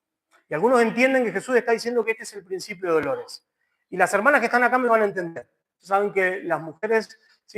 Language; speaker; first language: Spanish; native; Spanish